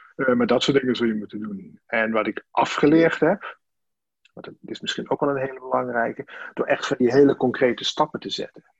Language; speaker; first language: Dutch; native; Dutch